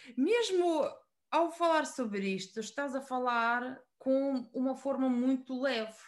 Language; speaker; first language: Portuguese; non-native, fluent; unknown